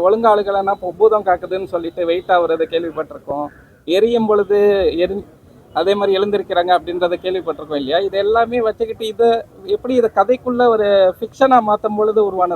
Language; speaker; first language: Tamil; native; Tamil